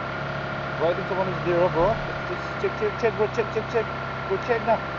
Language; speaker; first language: English; non-native, learner; Nepali